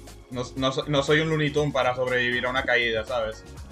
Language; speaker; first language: Spanish; native; Spanish